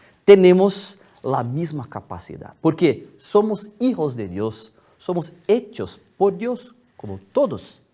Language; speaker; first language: Spanish; non-native, fluent; Portuguese